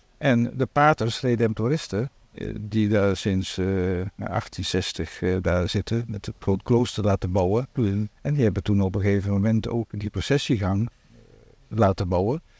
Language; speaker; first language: Dutch; native; Dutch